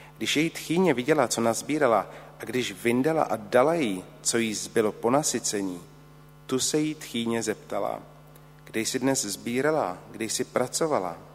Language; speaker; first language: Czech; native; Czech